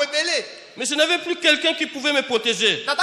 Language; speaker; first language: French; non-native, local second language; Lingala